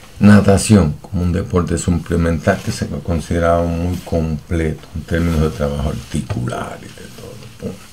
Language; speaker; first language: Spanish; native; Spanish